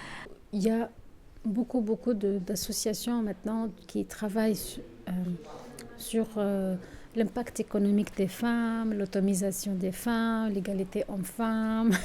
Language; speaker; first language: French; non-native, local second language; Arabic